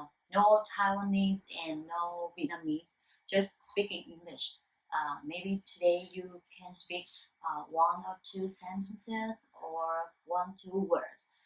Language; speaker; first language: English; non-native, learner; Vietnamese